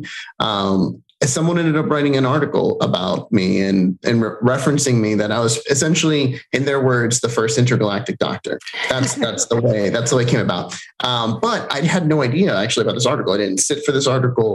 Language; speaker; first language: English; non-native, fluent; Spanish